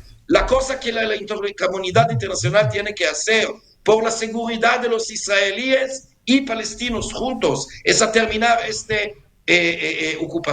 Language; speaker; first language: Spanish; non-native, fluent; Hebrew